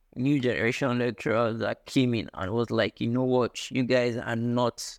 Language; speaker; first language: English; non-native, local second language; Ibibio